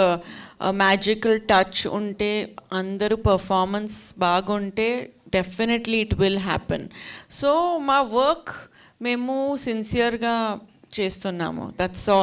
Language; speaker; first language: Telugu; non-native, learner; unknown